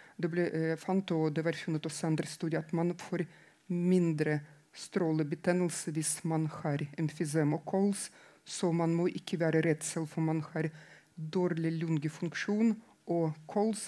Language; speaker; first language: Norwegian; non-native, fluent; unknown